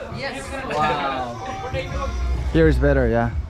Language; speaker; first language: English; non-native, learner; Korean